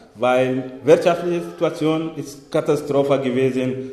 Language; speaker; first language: German; non-native, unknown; Arabic